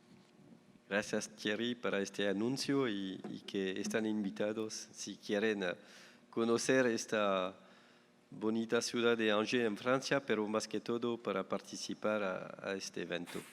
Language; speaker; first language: Spanish; non-native, fluent; French